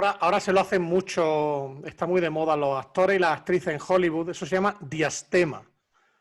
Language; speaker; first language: Spanish; native; Spanish